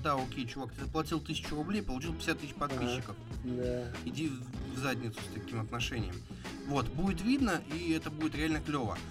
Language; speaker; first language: Russian; native; Russian